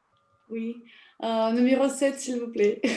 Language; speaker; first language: French; non-native, learner; Russian